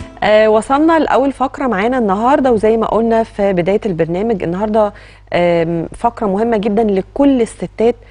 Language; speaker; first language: Arabic; native; Arabic